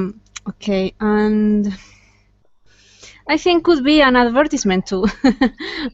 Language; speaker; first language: English; non-native, fluent; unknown